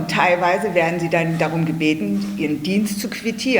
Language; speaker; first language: German; native; German